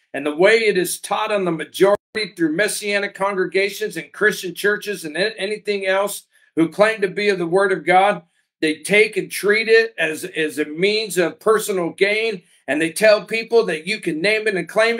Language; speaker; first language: English; native; English